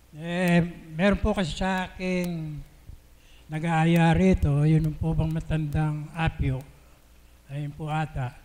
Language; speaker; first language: Filipino; native; Filipino